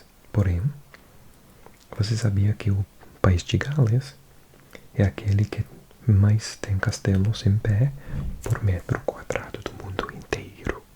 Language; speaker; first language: Portuguese; non-native, learner; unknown